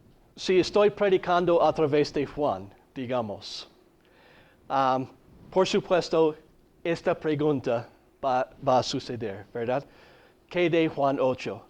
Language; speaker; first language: Spanish; non-native, fluent; English